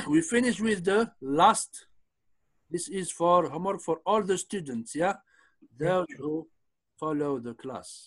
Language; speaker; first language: English; non-native, fluent; Arabic